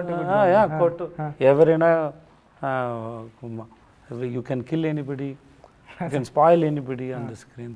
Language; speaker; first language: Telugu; non-native, learner; Tamil